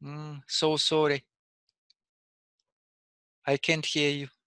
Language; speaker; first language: English; non-native, learner; Russian